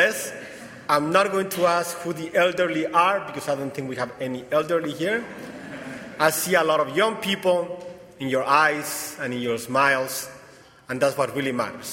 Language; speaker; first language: English; non-native, fluent; Spanish